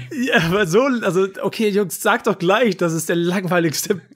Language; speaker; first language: German; native; German